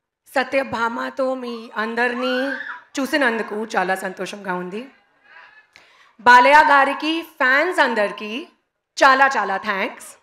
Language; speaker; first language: Telugu; non-native, local second language; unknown